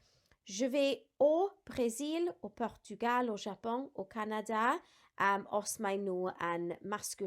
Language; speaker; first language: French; non-native, fluent; Welsh